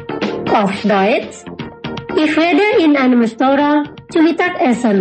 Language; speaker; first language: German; non-native, learner; Indonesian